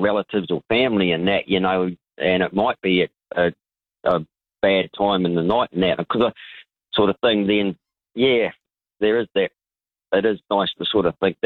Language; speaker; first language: English; native; English